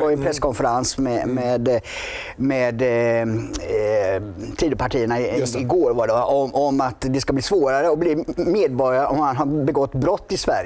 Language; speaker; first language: Swedish; native; Swedish